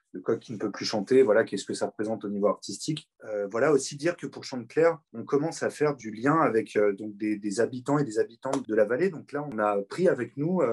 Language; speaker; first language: French; native; French